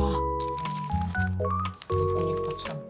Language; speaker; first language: Korean; native; Korean